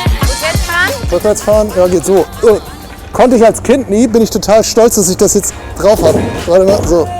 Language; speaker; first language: German; native; German